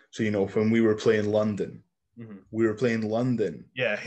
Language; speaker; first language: English; native; English